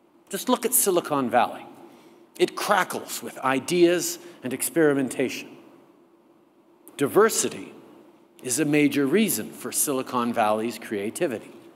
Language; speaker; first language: English; early bilingual, other home language; French